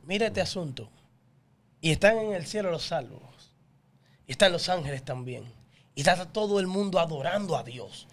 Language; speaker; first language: Spanish; native; Spanish